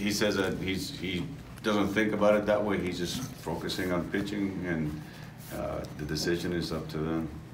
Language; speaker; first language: English; early bilingual, other home language; Spanish